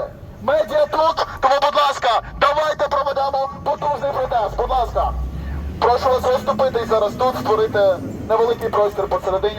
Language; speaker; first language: Ukrainian; native; Ukrainian